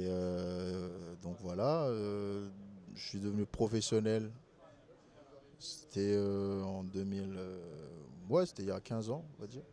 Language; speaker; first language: French; non-native, local second language; Malagasy